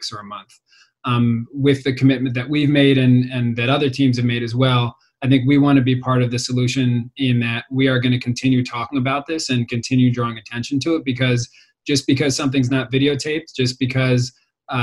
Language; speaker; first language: English; native; English